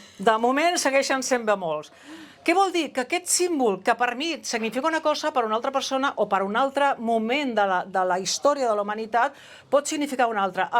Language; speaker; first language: Catalan; non-native, local second language; Spanish